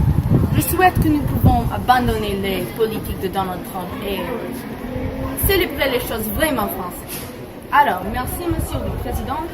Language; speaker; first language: French; non-native, learner; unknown